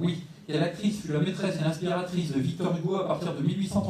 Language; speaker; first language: French; native; French